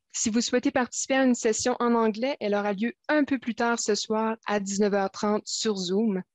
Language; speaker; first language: French; native; French